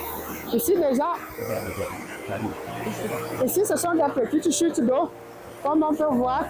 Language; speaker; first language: French; non-native, fluent; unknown